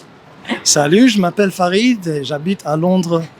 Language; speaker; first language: French; early bilingual, heritage; English